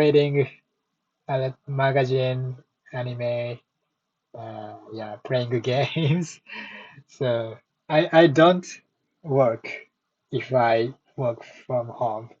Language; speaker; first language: English; non-native, learner; Japanese